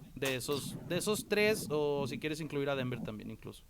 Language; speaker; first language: Spanish; native; Spanish